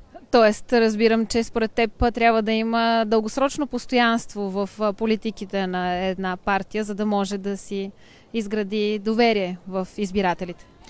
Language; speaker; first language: Bulgarian; native; Bulgarian